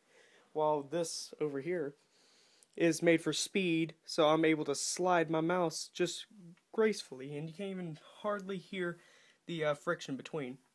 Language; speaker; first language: English; native; English